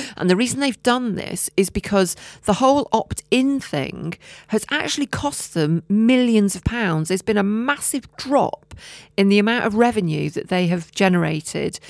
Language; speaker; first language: English; native; English